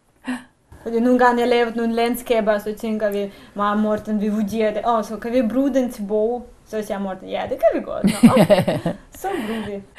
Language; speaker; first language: Danish; non-native, learner; Russian